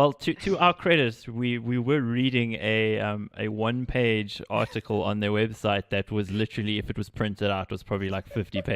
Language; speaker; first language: English; native; English